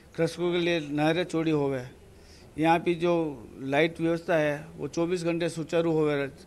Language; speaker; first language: Hindi; native; Hindi